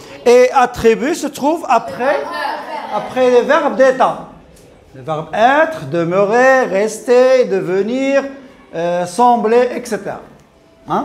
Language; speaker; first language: French; non-native, local second language; Arabic